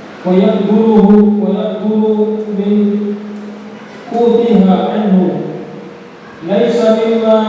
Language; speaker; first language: Arabic; non-native, fluent; Indonesian